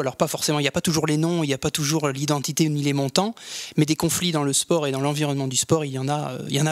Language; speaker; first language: French; native; French